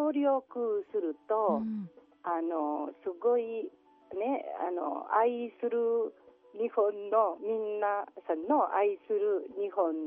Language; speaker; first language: Japanese; non-native, learner; Catalan